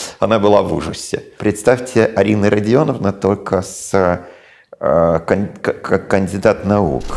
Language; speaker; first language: Russian; non-native, fluent; English